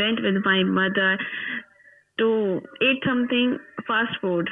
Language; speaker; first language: English; non-native, local second language; Hindi